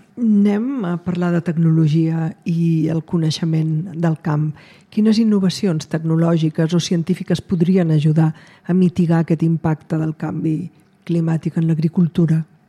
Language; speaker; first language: Catalan; native; Catalan